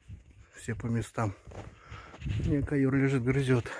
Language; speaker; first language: Russian; native; Russian